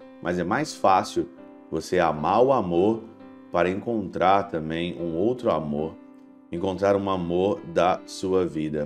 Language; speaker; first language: Portuguese; native; Portuguese